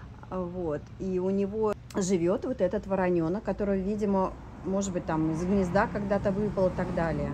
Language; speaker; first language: Russian; native; Russian